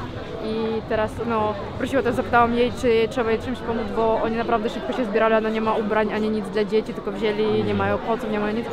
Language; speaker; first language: Polish; non-native, fluent; Ukrainian